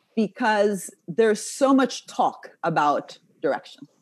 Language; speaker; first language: English; non-native, fluent; Italian